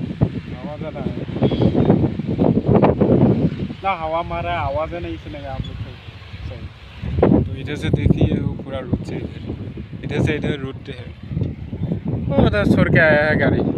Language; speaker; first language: Hindi; non-native, local second language; Assamese